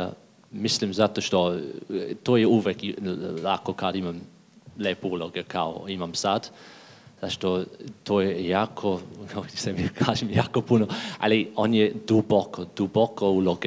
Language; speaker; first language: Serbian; non-native, learner; English